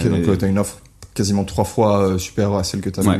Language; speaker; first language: French; native; French